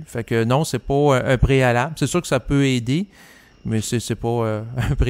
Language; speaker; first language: French; native; French